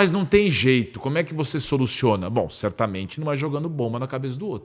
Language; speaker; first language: Portuguese; native; Portuguese